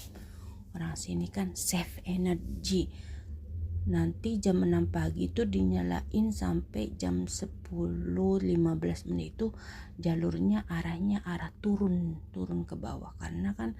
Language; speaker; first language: Indonesian; native; Indonesian